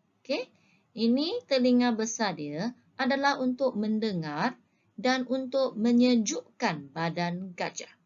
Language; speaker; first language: Malay; non-native, local second language; Chinese